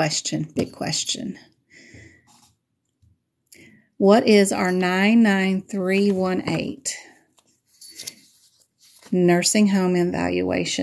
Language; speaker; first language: English; native; English